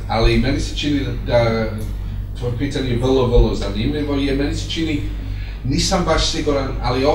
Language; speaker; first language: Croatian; non-native, fluent; English